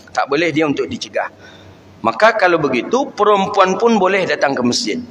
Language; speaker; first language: Malay; non-native, local second language; Minangkabau